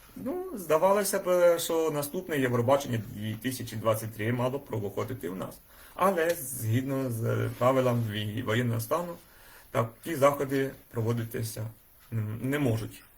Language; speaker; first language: Ukrainian; native; Ukrainian